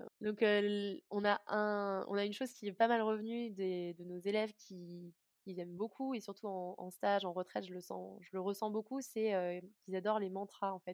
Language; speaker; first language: French; native; French